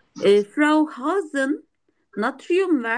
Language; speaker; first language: German; non-native, learner; Turkish